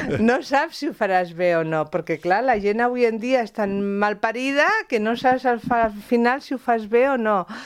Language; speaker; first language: Catalan; non-native, local second language; Spanish